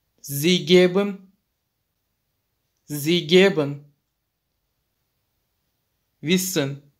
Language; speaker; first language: German; non-native, fluent; Turkish